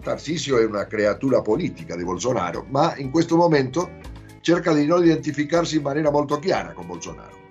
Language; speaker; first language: Italian; non-native, fluent; Portuguese